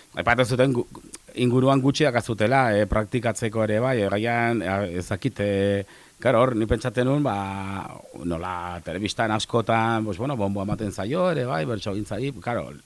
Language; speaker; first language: Basque; non-native, local second language; Spanish